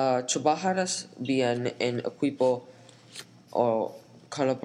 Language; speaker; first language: Spanish; non-native, learner; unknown